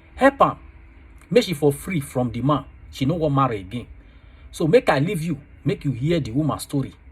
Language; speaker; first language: Nigerian Pidgin; native; Nigerian Pidgin